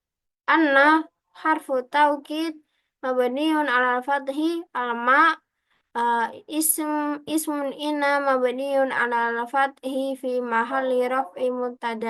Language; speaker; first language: Arabic; non-native, learner; Indonesian